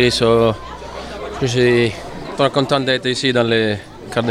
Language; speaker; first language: French; non-native, fluent; Italian